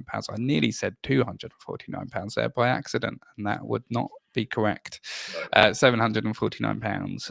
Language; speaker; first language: English; native; English